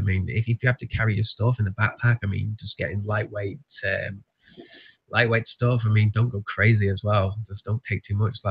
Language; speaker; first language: English; native; English